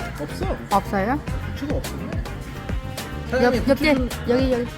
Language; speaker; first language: Korean; non-native, learner; Vietnamese